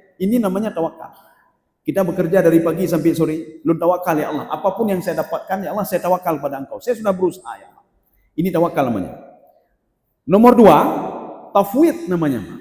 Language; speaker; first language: Malay; non-native, local second language; Achinese